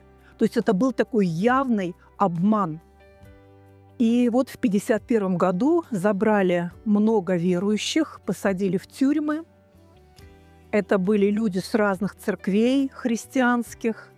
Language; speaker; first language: Russian; native; Russian